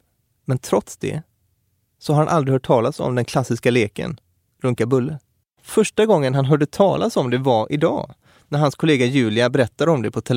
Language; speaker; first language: Swedish; native; Swedish